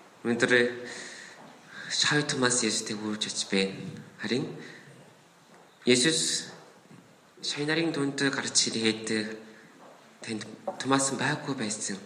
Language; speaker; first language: Mongolian; non-native, fluent; Korean